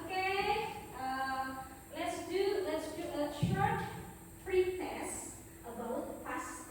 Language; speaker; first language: English; non-native, fluent; Indonesian